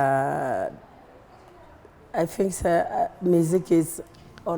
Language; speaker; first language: English; non-native, learner; Bambara